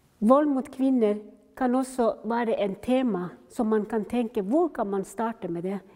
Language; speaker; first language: Norwegian; non-native, fluent; Somali